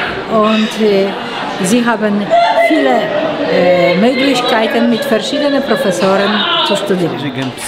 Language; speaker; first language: German; non-native, fluent; Polish